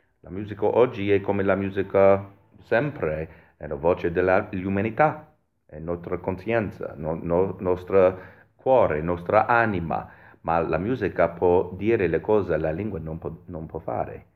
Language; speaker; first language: Italian; non-native, fluent; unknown